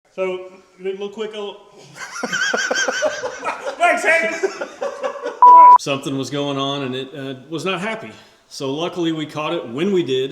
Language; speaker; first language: English; native; English